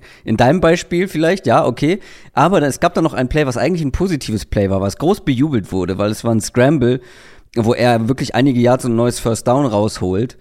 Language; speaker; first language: German; native; German